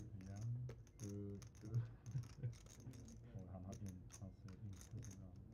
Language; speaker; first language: Swedish; native; Swedish